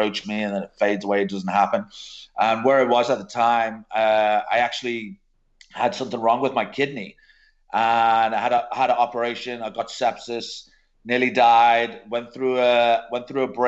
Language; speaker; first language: English; native; English